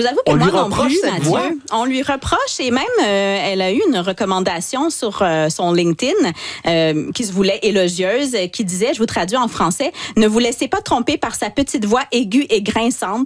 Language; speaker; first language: French; native; French